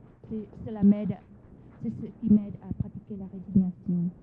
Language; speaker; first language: French; non-native, fluent; Vietnamese